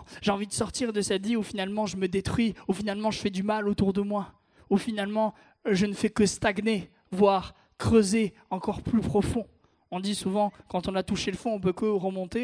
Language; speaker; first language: French; native; French